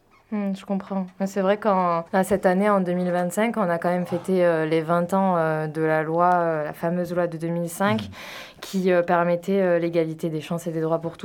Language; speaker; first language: French; native; French